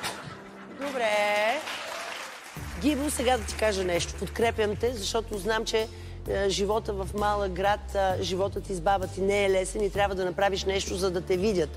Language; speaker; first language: Bulgarian; native; Bulgarian